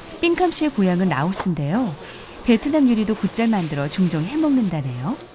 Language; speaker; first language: Korean; native; Korean